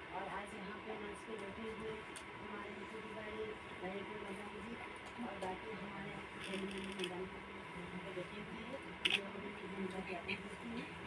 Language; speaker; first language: Hindi; non-native, local second language; Assamese